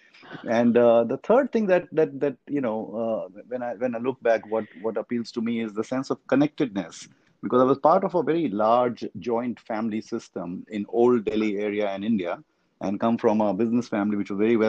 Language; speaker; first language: English; non-native, local second language; Hindi